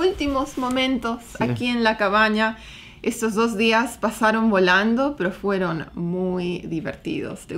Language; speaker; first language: Spanish; native; Spanish